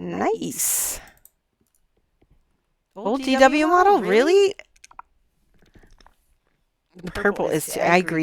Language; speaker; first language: English; native; English